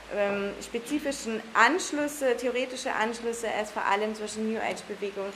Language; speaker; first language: German; non-native, fluent; English